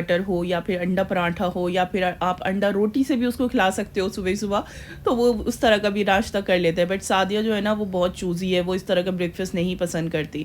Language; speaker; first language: Hindi; native; Hindi